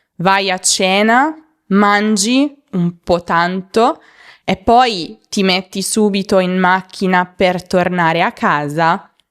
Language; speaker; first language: Italian; native; Italian